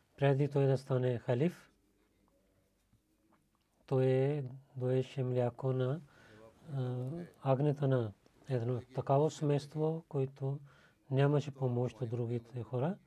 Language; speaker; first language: Bulgarian; non-native, learner; Urdu